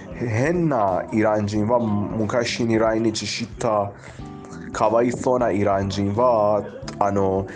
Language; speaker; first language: Japanese; non-native, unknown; Persian